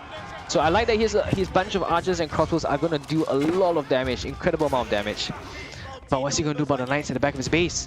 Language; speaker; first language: English; native; English